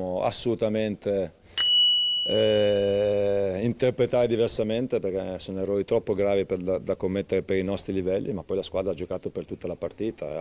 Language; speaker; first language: Italian; native; Italian